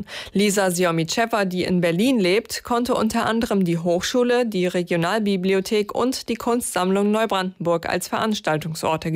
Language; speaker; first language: German; native; German